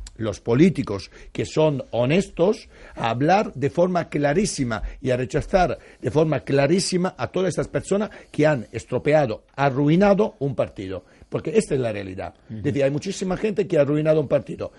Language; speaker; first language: Spanish; non-native, fluent; Italian